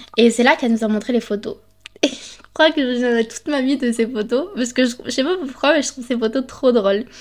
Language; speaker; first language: French; early bilingual, other home language; Spanish